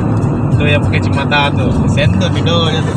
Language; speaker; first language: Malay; non-native, local second language; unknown